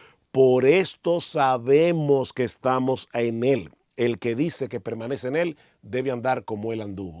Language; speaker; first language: Spanish; native; Spanish